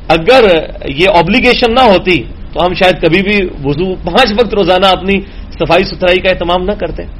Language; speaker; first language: Urdu; non-native, local second language; Punjabi